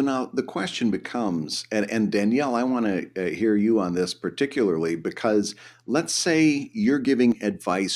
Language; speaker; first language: English; native; English